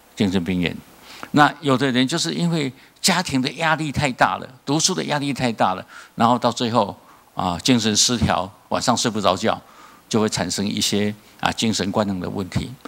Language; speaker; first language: Chinese; native; Chinese